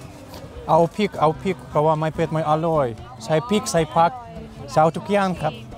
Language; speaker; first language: Thai; non-native, learner; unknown